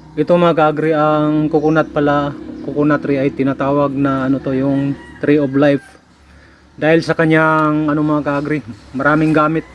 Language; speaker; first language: Filipino; non-native, local second language; Cebuano